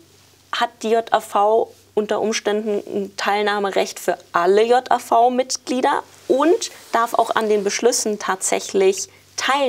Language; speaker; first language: German; native; German